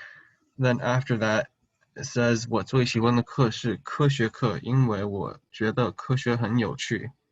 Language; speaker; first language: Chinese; early bilingual, heritage; Chinese